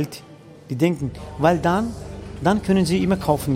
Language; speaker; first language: German; non-native, fluent; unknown